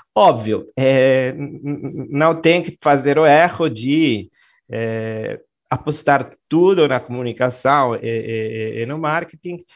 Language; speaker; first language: Portuguese; non-native, fluent; Italian